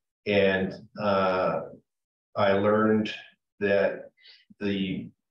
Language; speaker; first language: English; native; English